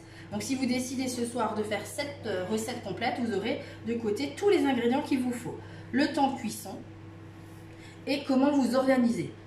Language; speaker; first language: French; native; French